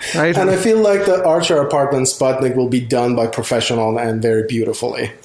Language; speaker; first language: English; non-native, fluent; Persian